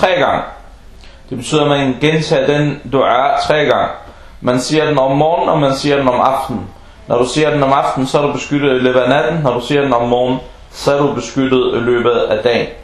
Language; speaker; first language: Danish; non-native, local second language; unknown